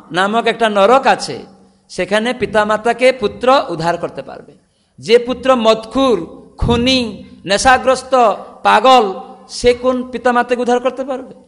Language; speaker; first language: Bangla; non-native, fluent; Odia